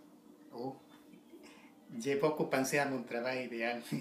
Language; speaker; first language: French; non-native, learner; Spanish